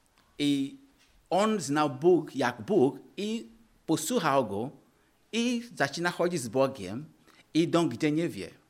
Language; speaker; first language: Polish; non-native, learner; Ukrainian